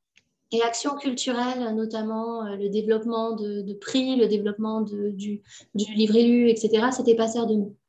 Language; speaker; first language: French; native; French